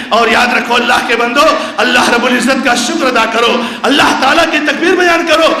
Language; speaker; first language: Urdu; non-native, local second language; Konkani